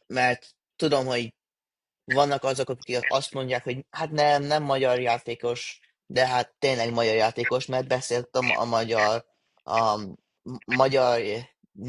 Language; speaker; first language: Hungarian; early bilingual, heritage; English